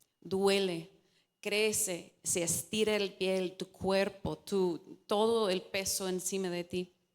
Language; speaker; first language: Spanish; non-native, fluent; English